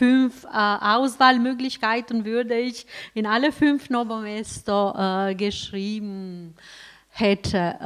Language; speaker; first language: German; non-native, fluent; Albanian